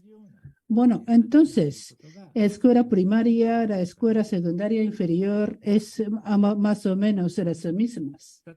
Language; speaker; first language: Spanish; non-native, learner; Japanese